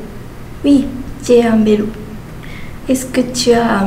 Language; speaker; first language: French; non-native, learner; Japanese